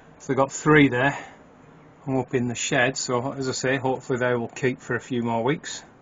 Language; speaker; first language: English; native; English